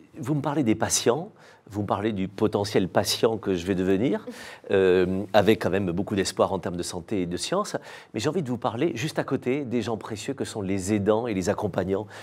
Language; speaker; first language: French; native; French